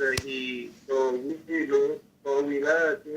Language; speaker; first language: Arabic; non-native, learner; English